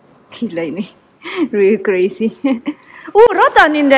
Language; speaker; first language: English; non-native, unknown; Indonesian